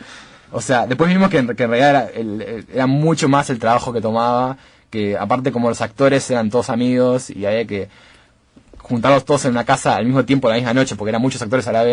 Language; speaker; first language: Spanish; native; Spanish